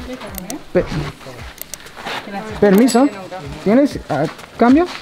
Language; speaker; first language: Spanish; non-native, learner; English